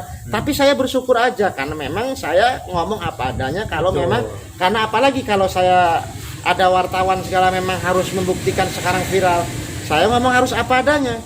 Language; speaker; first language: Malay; non-native, local second language; Javanese